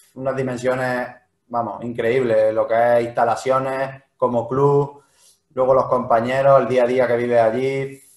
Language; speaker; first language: Spanish; native; Spanish